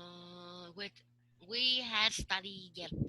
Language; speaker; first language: English; non-native, learner; Vietnamese